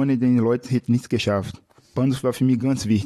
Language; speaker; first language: German; non-native, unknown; Portuguese